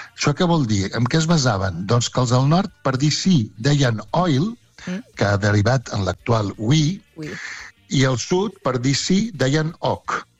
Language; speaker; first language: Catalan; native; Catalan